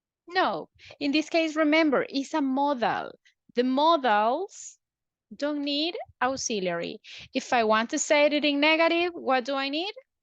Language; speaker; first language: English; non-native, fluent; Spanish